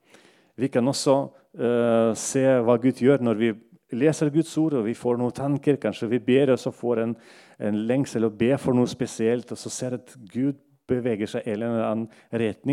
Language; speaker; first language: Norwegian; non-native, local second language; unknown